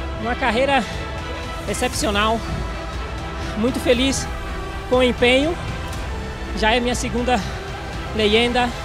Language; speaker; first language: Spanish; non-native, learner; Portuguese